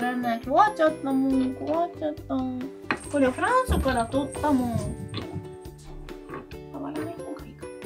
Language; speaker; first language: Japanese; non-native, fluent; Italian